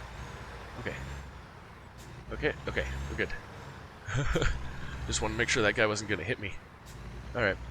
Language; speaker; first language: English; native; English